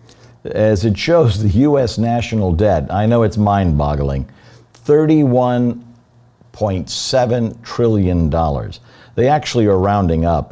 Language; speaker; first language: English; native; English